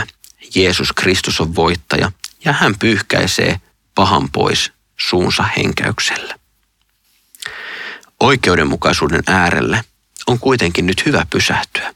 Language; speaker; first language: Finnish; native; Finnish